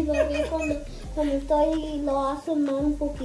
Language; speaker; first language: Spanish; early bilingual, heritage; Spanish